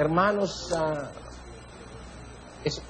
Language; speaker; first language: Spanish; non-native, learner; Filipino